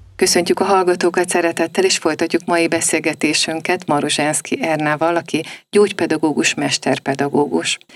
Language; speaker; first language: Hungarian; native; Hungarian